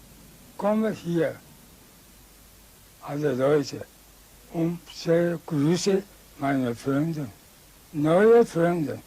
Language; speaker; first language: German; non-native, learner; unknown